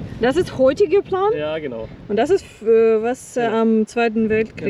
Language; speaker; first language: German; non-native, learner; Ukrainian